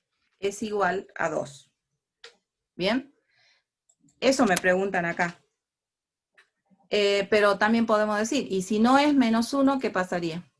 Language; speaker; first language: Spanish; native; Spanish